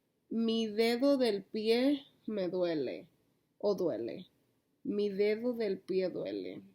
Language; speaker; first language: Spanish; early bilingual, heritage; Spanish